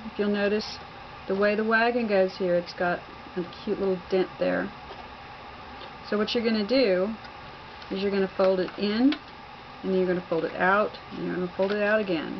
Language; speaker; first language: English; native; English